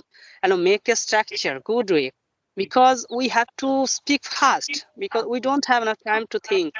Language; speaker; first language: English; non-native, local second language; Bangla